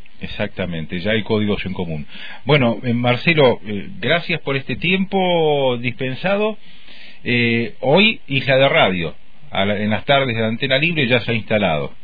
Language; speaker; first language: Spanish; native; Spanish